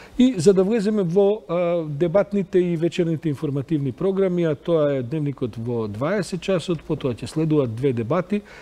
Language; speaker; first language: Macedonian; native; Macedonian